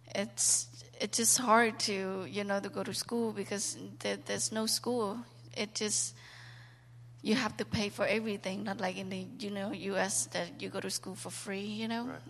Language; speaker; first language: English; non-native, learner; Khmer